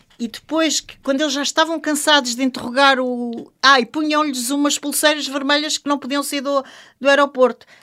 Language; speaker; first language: Portuguese; non-native, local second language; French